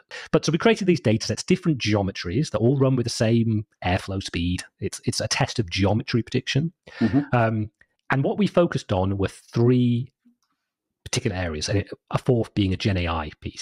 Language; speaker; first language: English; native; English